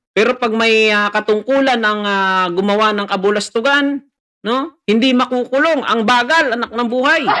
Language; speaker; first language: Filipino; native; Filipino